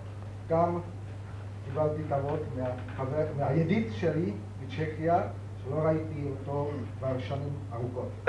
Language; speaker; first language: Hebrew; non-native, fluent; Czech